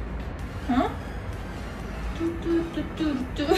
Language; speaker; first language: Persian; non-native, learner; Turkish